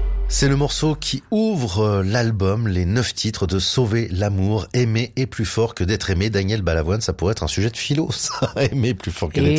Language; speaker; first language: French; native; French